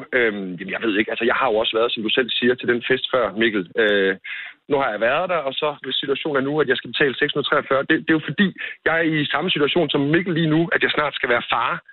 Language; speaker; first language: Danish; native; Danish